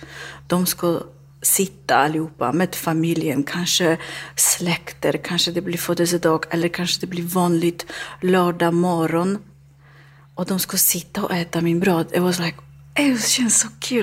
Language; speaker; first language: Swedish; non-native, learner; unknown